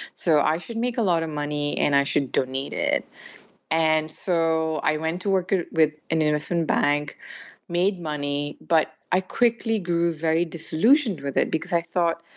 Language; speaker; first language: English; native; English